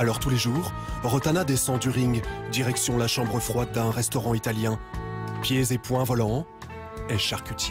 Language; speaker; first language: French; native; French